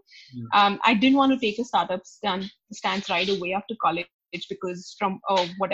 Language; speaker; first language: English; non-native, local second language; Hindi